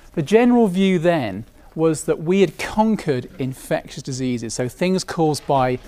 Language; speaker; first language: English; native; English